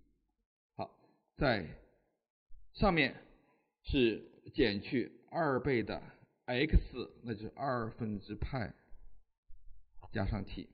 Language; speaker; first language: Chinese; native; Chinese